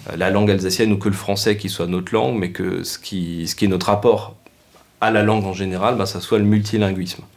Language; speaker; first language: French; native; French